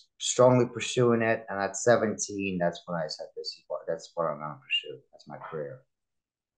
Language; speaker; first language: English; early bilingual, other home language; Russian